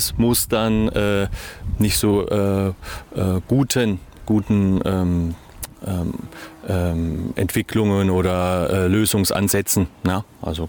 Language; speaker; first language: German; native; German